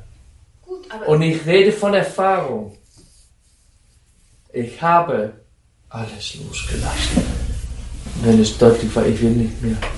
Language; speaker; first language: German; non-native, fluent; Dutch